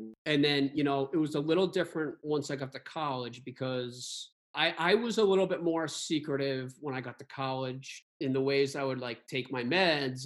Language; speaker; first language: English; native; English